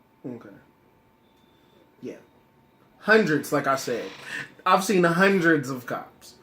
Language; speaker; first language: English; native; English